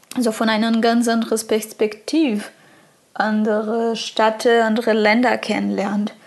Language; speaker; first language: German; non-native, fluent; Portuguese